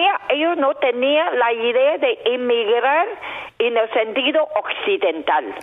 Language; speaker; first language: Spanish; non-native, fluent; Chinese